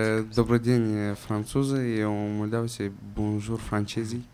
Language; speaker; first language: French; non-native, fluent; Romanian